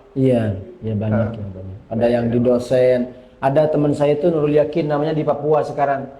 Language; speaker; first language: Indonesian; non-native, local second language; Madurese